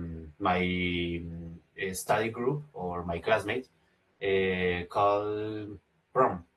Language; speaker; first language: English; non-native, learner; Spanish